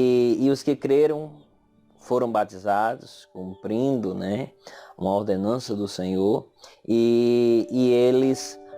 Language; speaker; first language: Portuguese; native; Portuguese